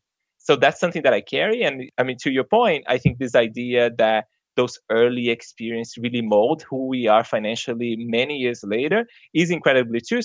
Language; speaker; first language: English; non-native, fluent; Portuguese